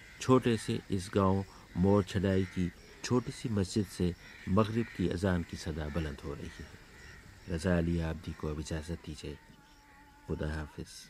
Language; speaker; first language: Urdu; native; Urdu